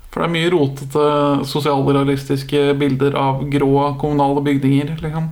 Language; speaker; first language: Norwegian; native; Norwegian